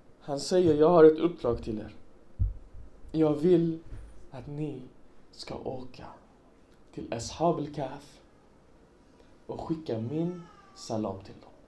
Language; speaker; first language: Swedish; early bilingual, other home language; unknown